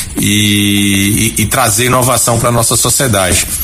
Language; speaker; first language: Portuguese; native; Portuguese